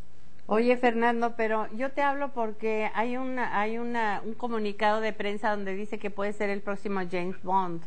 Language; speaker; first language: Spanish; native; Spanish